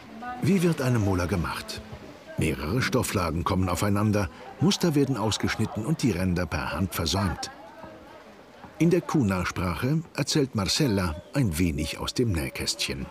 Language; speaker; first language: German; native; German